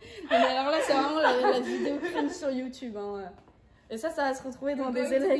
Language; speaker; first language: French; native; French